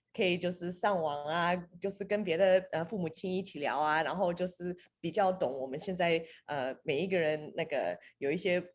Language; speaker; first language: Chinese; early bilingual, heritage; Chinese